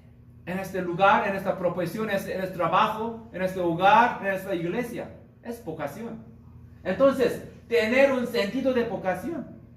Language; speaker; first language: Spanish; non-native, learner; Korean